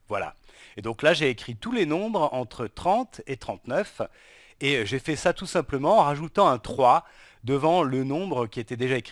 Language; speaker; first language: French; native; French